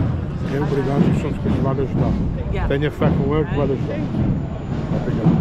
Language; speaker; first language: Portuguese; native; Portuguese